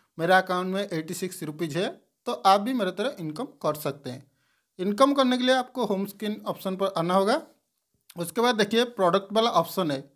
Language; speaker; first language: Hindi; non-native, local second language; Bangla